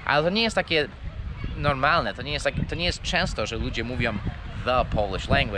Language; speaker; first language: Polish; non-native, fluent; English